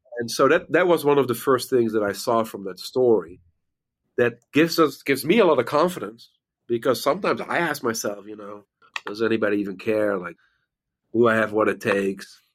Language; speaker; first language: English; non-native, fluent; Dutch